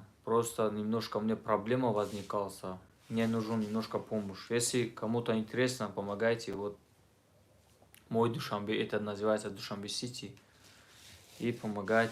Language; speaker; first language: Russian; non-native, learner; Tajik